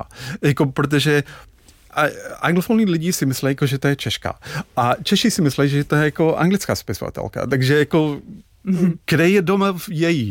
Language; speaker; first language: Czech; non-native, fluent; English